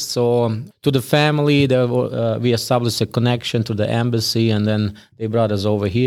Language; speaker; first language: English; non-native, fluent; Bosnian